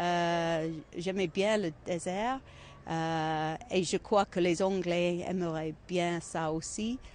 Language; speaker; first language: French; non-native, fluent; English